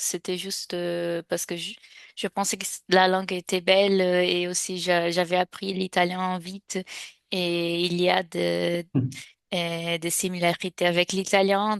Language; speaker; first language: French; non-native, fluent; Portuguese